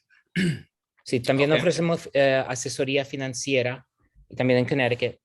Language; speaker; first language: Spanish; non-native, fluent; English